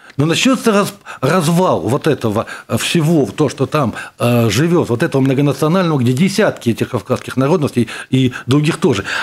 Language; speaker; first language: Russian; native; Russian